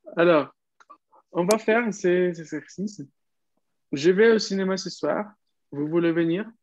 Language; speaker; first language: French; non-native, fluent; Spanish